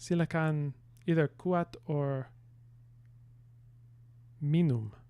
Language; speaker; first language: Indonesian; non-native, learner; English